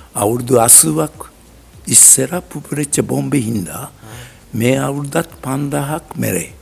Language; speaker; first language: Sinhala; non-native, learner; Japanese